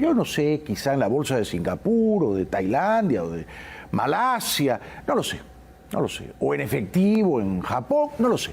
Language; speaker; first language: Spanish; native; Spanish